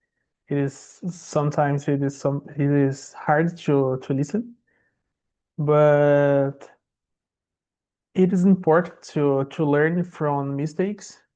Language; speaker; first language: English; non-native, learner; Portuguese